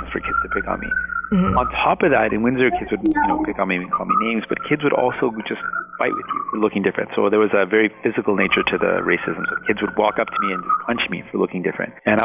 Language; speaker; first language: English; non-native, fluent; Punjabi